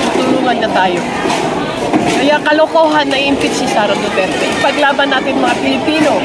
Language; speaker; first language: Filipino; native; Filipino